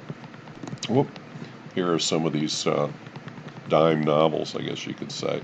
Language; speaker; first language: English; native; English